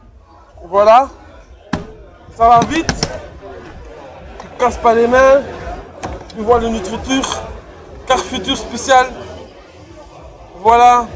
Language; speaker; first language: French; non-native, learner; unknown